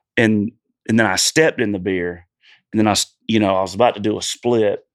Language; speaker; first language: English; native; English